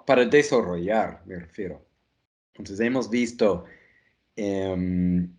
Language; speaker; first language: Spanish; non-native, fluent; English